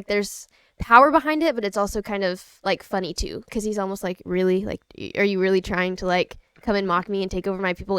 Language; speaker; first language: English; native; English